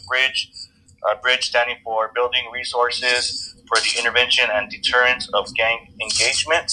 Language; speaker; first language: English; native; English